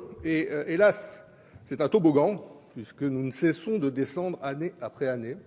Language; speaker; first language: French; native; French